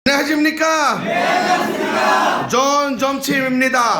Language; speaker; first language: Korean; non-native, fluent; Bangla